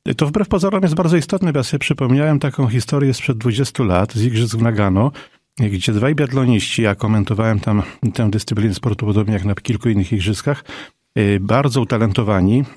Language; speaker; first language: Polish; native; Polish